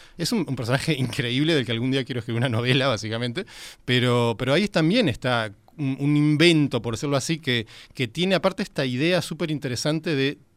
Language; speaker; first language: Spanish; native; Spanish